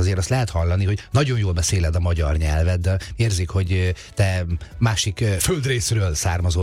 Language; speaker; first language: Hungarian; native; Hungarian